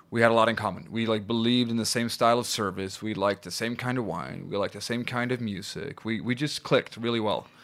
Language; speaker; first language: English; non-native, fluent; Swedish